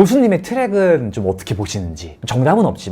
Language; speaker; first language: Korean; native; Korean